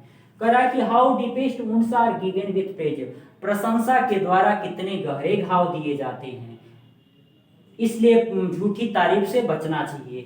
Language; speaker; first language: Hindi; native; Hindi